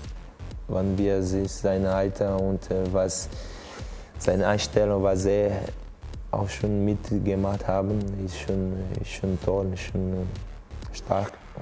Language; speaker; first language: German; non-native, learner; Portuguese